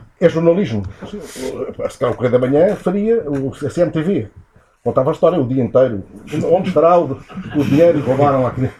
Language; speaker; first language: Portuguese; native; Portuguese